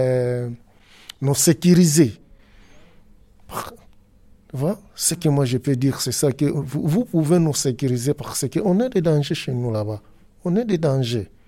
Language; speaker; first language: French; non-native, learner; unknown